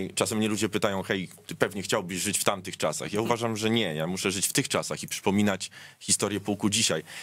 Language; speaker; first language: Polish; native; Polish